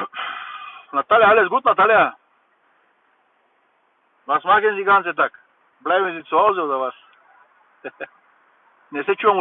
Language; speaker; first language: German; non-native, learner; Bulgarian